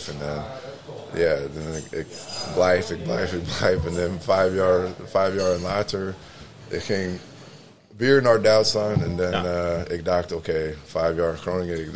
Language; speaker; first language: Dutch; non-native, learner; English